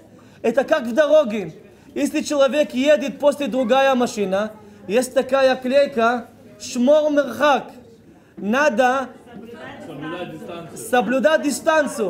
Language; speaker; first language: Russian; early bilingual, heritage; Hebrew